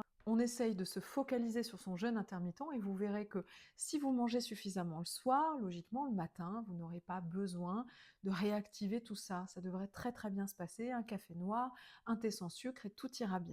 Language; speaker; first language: French; native; French